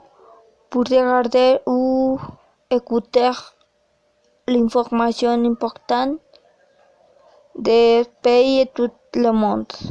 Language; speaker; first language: French; non-native, learner; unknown